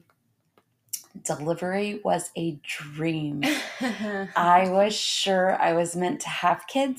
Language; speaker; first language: English; native; English